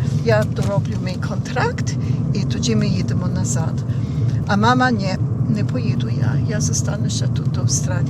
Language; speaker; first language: Ukrainian; early bilingual, heritage; Ukrainian